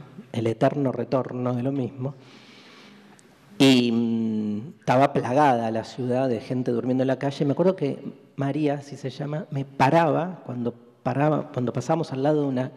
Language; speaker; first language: Spanish; native; Spanish